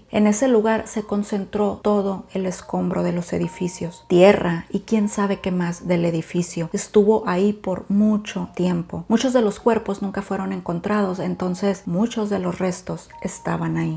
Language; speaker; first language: Spanish; native; Spanish